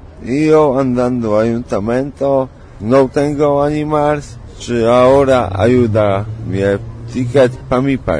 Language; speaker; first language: Spanish; non-native, learner; Polish